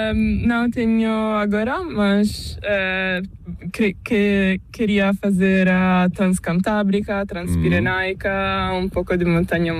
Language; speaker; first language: Spanish; non-native, learner; Italian